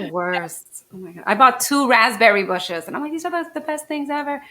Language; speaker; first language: English; native; English